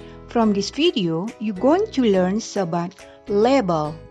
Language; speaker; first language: English; non-native, fluent; Indonesian